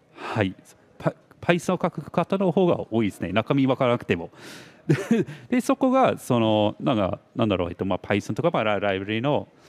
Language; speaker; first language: Japanese; non-native, fluent; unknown